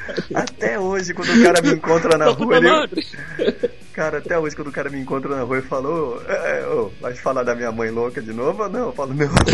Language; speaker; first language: Portuguese; native; Portuguese